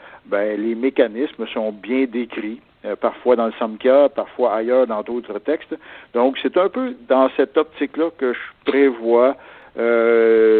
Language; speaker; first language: French; native; French